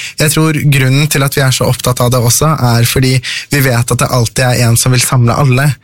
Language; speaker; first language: Norwegian; early bilingual, other home language; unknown